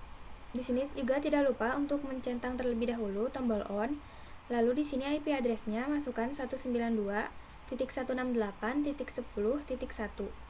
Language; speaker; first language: Indonesian; native; Indonesian